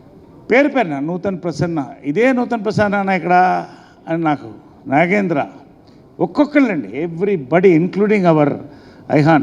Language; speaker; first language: Telugu; native; Telugu